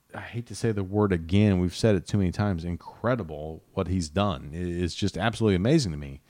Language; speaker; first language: English; native; English